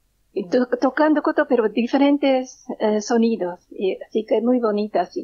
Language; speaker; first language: Spanish; non-native, learner; Japanese